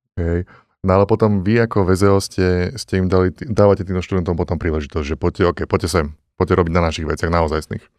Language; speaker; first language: Slovak; native; Slovak